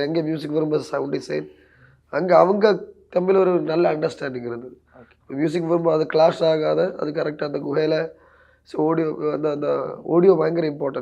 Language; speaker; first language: Tamil; non-native, learner; Malayalam